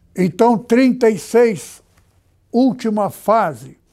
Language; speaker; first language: Portuguese; native; Portuguese